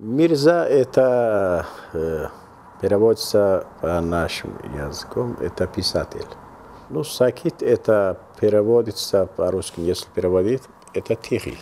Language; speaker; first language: Russian; non-native, local second language; Azerbaijani